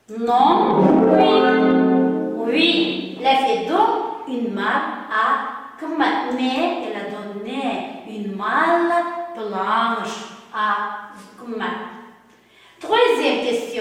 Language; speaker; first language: French; non-native, fluent; Uzbek